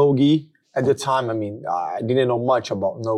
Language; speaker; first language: English; non-native, fluent; Portuguese